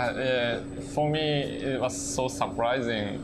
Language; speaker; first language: English; non-native, learner; Japanese